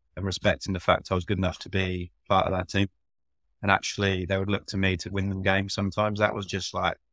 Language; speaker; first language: English; native; English